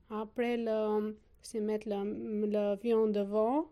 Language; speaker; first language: French; non-native, learner; Albanian